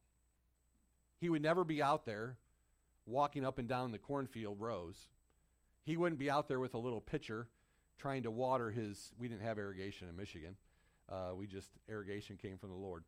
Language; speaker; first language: English; native; English